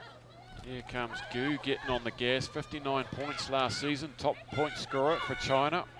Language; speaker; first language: English; native; English